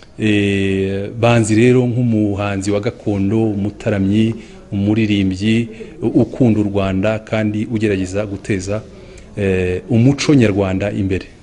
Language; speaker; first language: Kinyarwanda; early bilingual, heritage; Kinyarwanda